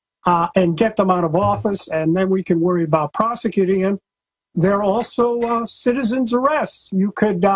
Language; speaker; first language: English; native; English